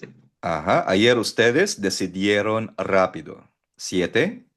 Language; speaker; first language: Spanish; non-native, fluent; Filipino